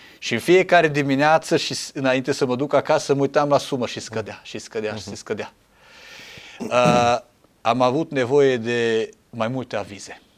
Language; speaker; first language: Romanian; non-native, local second language; Hungarian